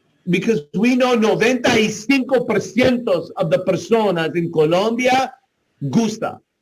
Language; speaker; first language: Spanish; non-native, learner; English